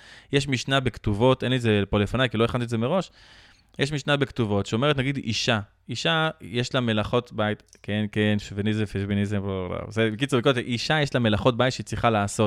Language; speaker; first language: Hebrew; native; Hebrew